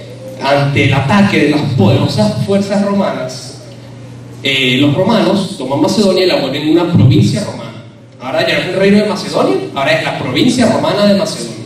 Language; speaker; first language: Spanish; native; Spanish